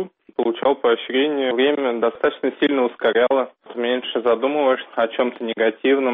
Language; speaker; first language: Russian; native; Russian